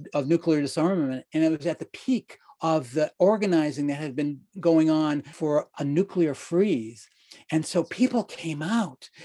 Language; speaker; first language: English; native; English